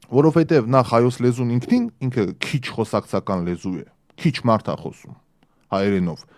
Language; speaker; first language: Armenian; native; Armenian